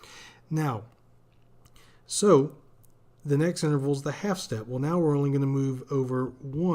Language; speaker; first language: English; native; English